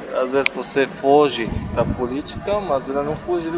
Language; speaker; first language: Portuguese; non-native, fluent; Arabic